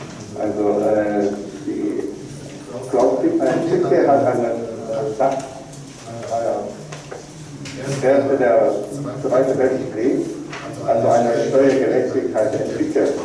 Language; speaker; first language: German; non-native, learner; Korean